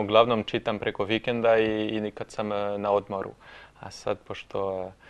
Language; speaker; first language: Croatian; non-native, fluent; French